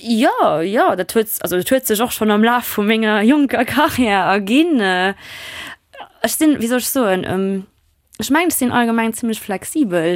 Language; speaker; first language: Luxembourgish; non-native, local second language; German